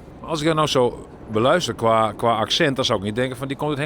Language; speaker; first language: Dutch; non-native, local second language; Western Frisian